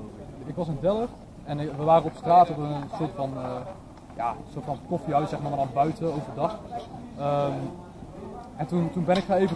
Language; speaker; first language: Dutch; native; Dutch